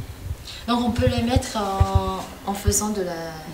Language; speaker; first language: French; non-native, local second language; Malagasy